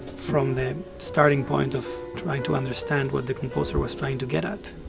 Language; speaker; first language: English; non-native, fluent; Spanish